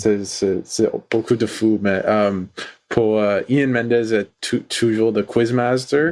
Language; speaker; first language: French; non-native, learner; English